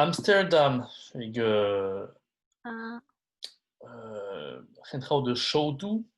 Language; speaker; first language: Chinese; non-native, learner; French